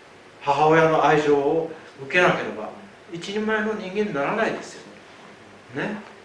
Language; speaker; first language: Japanese; native; Japanese